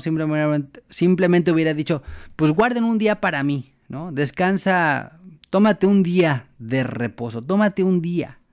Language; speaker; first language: Spanish; native; Spanish